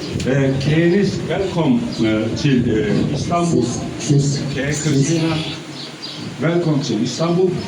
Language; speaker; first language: Danish; non-native, learner; Turkish